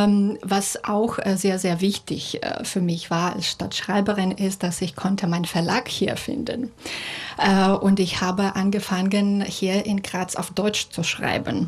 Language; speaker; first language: German; non-native, fluent; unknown